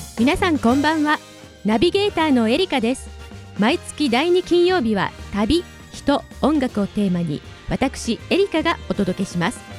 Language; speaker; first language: Japanese; native; Japanese